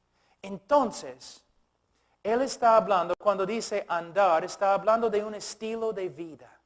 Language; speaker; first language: Spanish; non-native, fluent; English